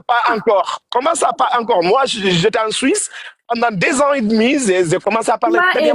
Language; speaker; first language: French; non-native, learner; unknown